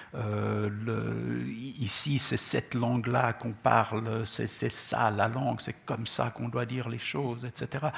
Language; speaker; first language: French; non-native, local second language; Czech